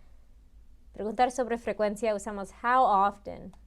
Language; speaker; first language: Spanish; early bilingual, heritage; Spanish